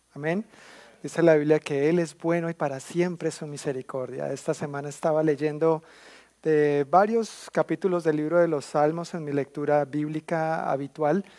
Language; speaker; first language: Spanish; native; Spanish